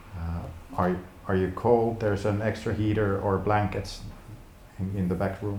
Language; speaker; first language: English; non-native, fluent; Finnish